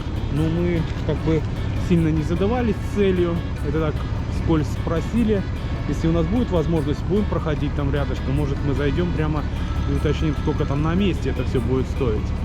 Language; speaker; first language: Russian; native; Russian